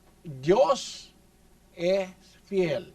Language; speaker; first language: Spanish; non-native, learner; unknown